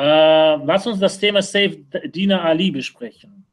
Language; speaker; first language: German; native; German